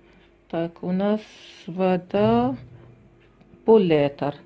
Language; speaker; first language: Russian; non-native, learner; Arabic